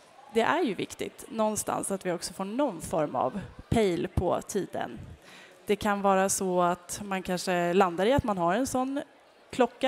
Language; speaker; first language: Swedish; native; Swedish